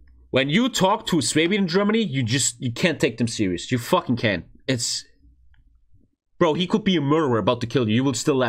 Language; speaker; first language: English; non-native, fluent; German